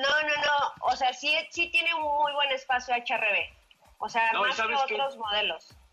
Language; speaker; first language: Spanish; native; Spanish